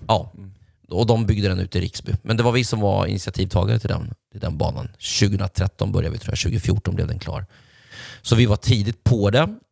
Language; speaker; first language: Swedish; native; Swedish